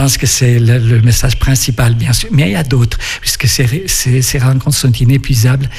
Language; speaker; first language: French; non-native, fluent; Spanish